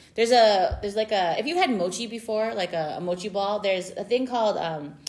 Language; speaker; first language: English; native; English